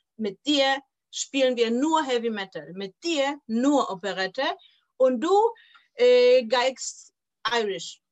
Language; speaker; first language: German; non-native, fluent; Polish